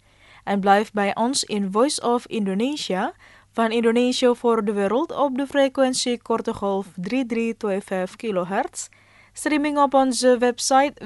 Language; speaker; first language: Dutch; non-native, fluent; Indonesian